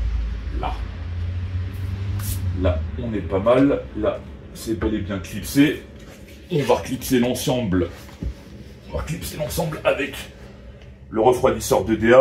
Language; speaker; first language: French; native; French